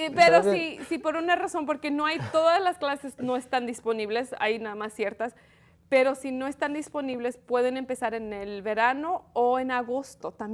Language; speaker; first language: Spanish; early bilingual, heritage; Spanish